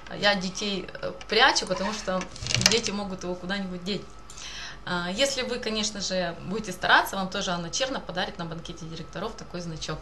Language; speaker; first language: Russian; native; Russian